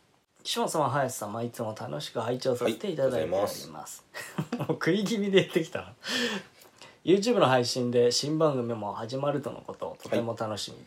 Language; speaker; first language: Japanese; native; Japanese